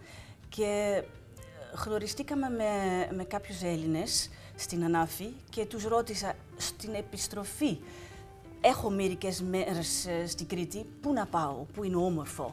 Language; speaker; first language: Greek; non-native, fluent; Dutch